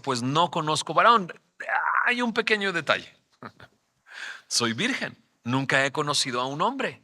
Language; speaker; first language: Spanish; native; Spanish